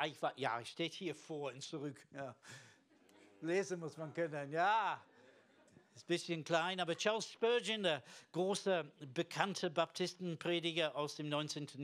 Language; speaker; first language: German; non-native, fluent; English